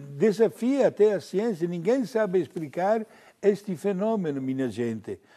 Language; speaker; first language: Portuguese; non-native, fluent; Italian